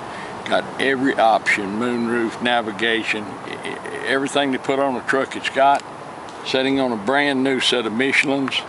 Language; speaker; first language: English; native; English